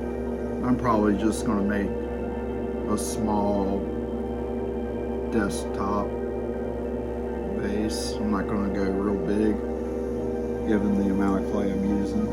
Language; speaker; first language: English; native; English